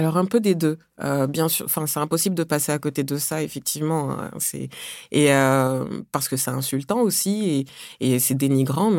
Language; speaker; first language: French; early bilingual, other home language; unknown